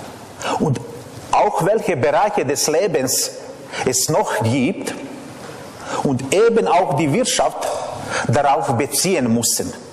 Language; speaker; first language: German; non-native, fluent; Serbian